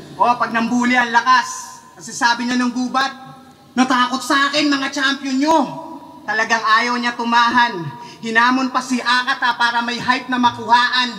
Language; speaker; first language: Filipino; native; Filipino